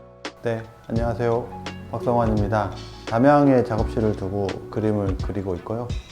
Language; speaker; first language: Korean; native; Korean